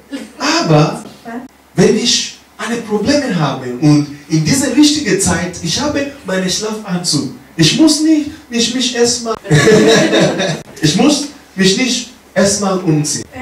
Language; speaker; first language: German; non-native, learner; English